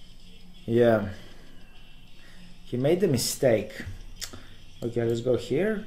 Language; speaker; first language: English; non-native, fluent; Greek